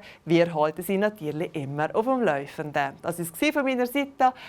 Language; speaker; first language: German; native; German